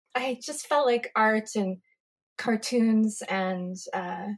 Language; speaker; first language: English; native; English